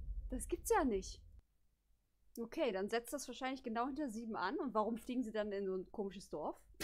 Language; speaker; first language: German; native; German